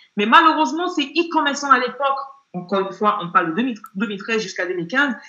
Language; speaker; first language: French; non-native, fluent; Yoruba